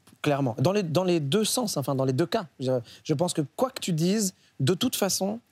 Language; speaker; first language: French; early bilingual, other home language; Arabic